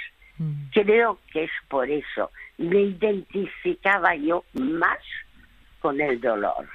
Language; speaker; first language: Spanish; early bilingual, other home language; French